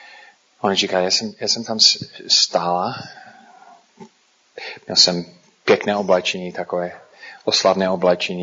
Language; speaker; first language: Czech; non-native, fluent; English